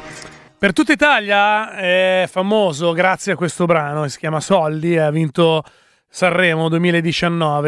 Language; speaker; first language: Italian; native; Italian